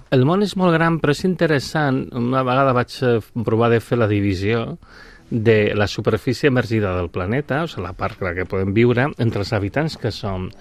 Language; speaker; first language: Catalan; non-native, local second language; Spanish